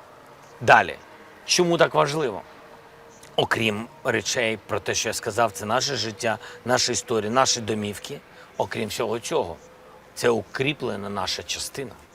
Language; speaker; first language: Ukrainian; non-native, local second language; Russian